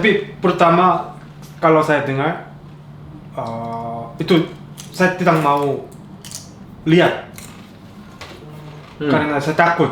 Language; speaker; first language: Indonesian; non-native, learner; Korean